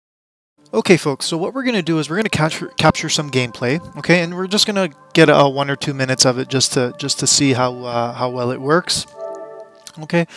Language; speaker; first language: English; native; English